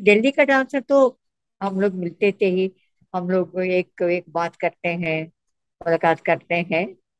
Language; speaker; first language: Hindi; non-native, local second language; Tamil